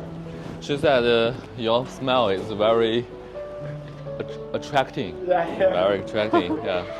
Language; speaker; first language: English; non-native, learner; Chinese